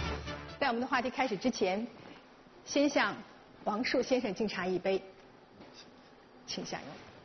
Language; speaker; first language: Chinese; native; Chinese